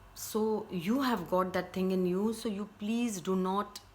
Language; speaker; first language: English; non-native, local second language; Hindi